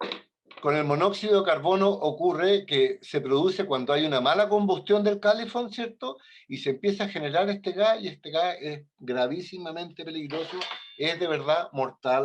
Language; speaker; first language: Spanish; native; Spanish